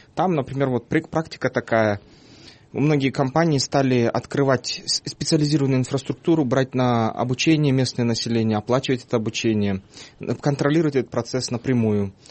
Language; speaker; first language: Russian; non-native, local second language; Kyrgyz